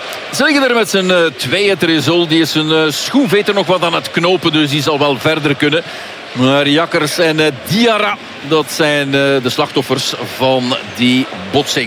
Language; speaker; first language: Dutch; native; Dutch